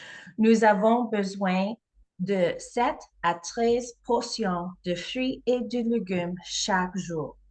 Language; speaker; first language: French; non-native, fluent; English